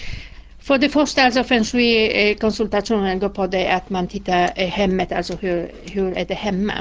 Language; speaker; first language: Swedish; non-native, fluent; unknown